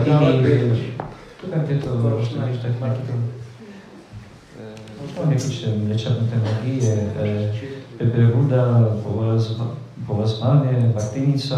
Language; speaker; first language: Bulgarian; non-native, fluent; Polish